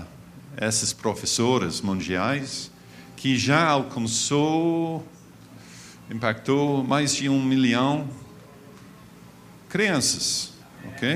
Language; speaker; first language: Portuguese; non-native, fluent; English